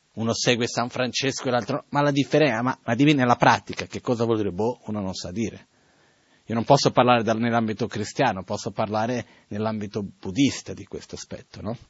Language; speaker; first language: Italian; non-native, fluent; Portuguese